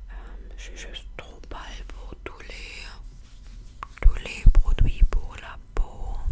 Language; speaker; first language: French; non-native, fluent; English